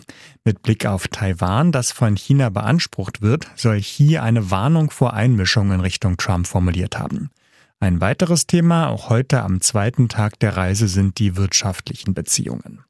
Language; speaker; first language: German; native; German